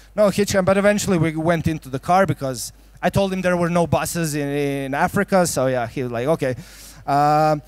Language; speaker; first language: English; non-native, fluent; Croatian